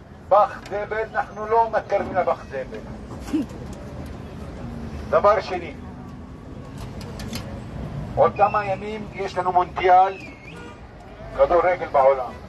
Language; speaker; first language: Hebrew; non-native, local second language; Arabic